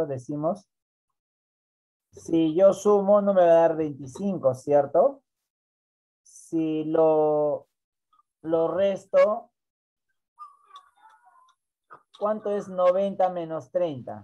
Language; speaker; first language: Spanish; native; Spanish